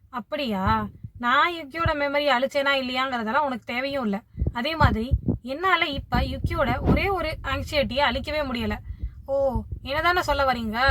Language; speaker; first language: Tamil; native; Tamil